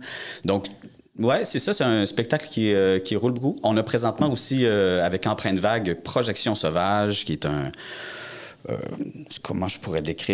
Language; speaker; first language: French; native; French